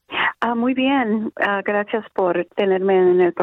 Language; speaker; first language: Spanish; early bilingual, other home language; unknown